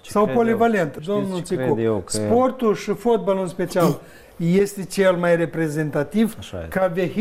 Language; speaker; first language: Romanian; native; Romanian